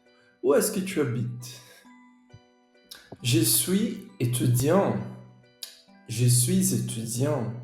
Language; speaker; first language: French; non-native, fluent; Portuguese